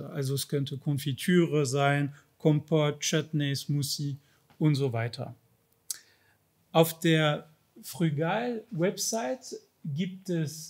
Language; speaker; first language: German; non-native, fluent; French